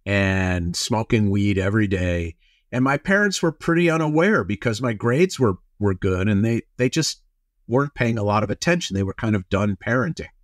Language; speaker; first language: English; native; English